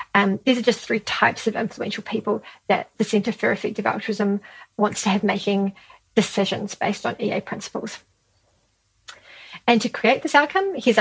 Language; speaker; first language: English; native; English